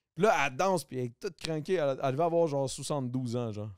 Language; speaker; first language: French; native; French